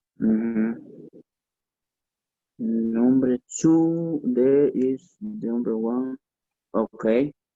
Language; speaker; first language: English; non-native, learner; Spanish